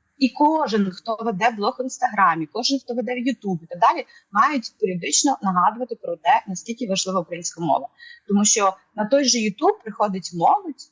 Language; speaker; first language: Ukrainian; non-native, local second language; Russian